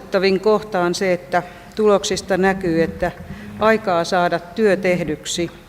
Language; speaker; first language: Finnish; native; Finnish